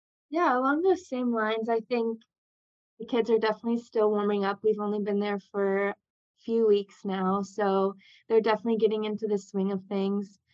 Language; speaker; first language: English; native; English